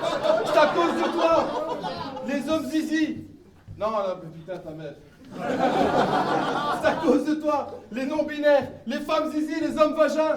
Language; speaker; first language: French; native; French